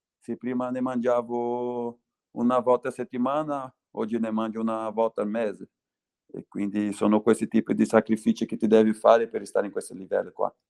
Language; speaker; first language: Italian; non-native, fluent; Portuguese